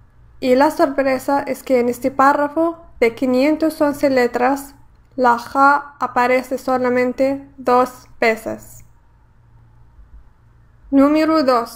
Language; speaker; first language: Spanish; non-native, fluent; Arabic